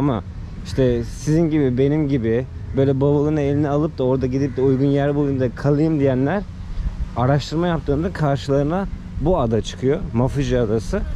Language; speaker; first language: Turkish; native; Turkish